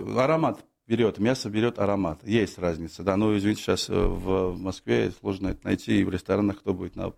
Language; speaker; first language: Russian; non-native, fluent; Georgian